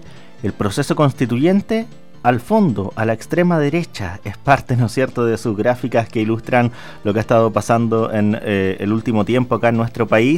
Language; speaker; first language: Spanish; native; Spanish